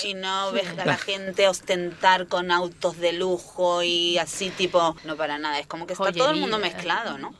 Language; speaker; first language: Spanish; native; Spanish